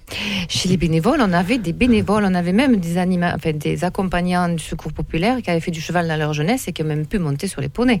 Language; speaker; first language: French; native; French